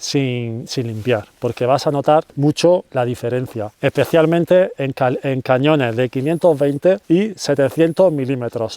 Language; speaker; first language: Spanish; native; Spanish